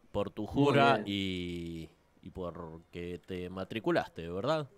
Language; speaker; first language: Spanish; native; Spanish